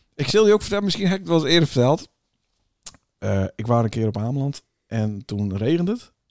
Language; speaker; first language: Dutch; native; Dutch